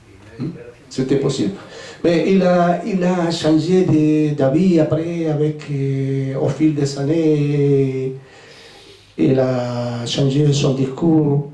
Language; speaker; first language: French; non-native, fluent; Spanish